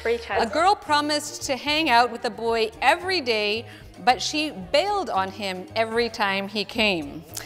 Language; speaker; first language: English; early bilingual, other home language; Ukrainian